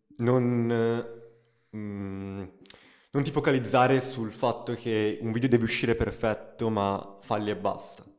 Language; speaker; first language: Italian; early bilingual, other home language; Russian